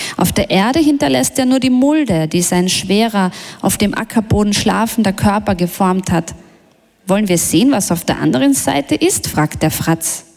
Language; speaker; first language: German; early bilingual, other home language; Bosnian